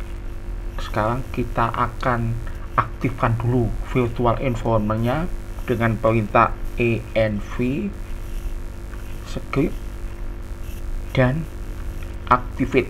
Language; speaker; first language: Indonesian; native; Indonesian